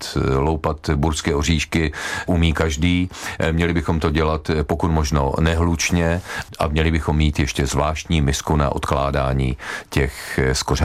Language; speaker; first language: Czech; native; Czech